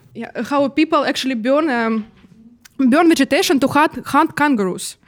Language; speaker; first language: English; non-native, fluent; Russian